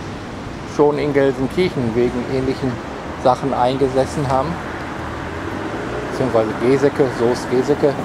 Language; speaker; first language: German; native; German